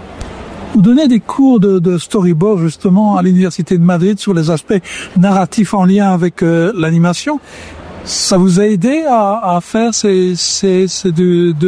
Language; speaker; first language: French; native; French